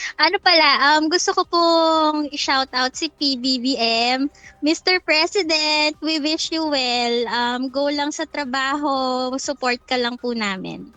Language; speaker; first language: Filipino; native; Filipino